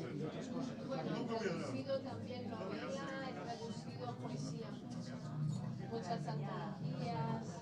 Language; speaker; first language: Spanish; non-native, fluent; Macedonian